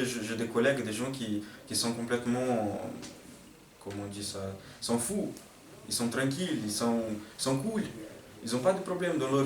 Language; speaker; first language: French; non-native, fluent; Portuguese